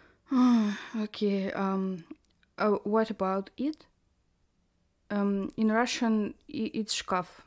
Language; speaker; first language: English; non-native, learner; Russian